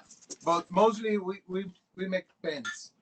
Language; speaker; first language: English; non-native, local second language; Spanish